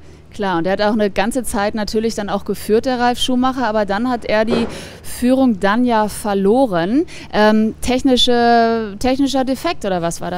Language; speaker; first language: German; native; German